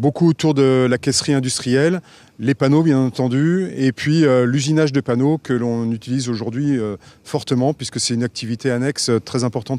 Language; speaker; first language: French; native; French